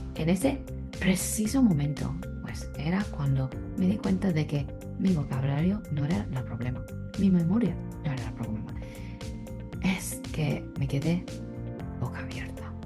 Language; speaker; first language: Spanish; non-native, fluent; Chinese